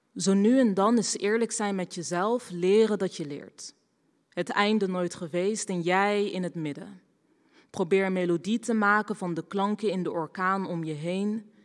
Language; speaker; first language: Dutch; native; Dutch